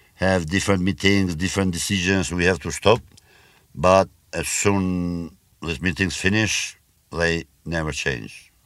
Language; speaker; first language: English; non-native, learner; Albanian